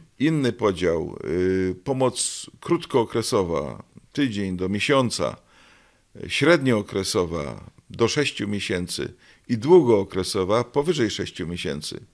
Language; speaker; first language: Polish; native; Polish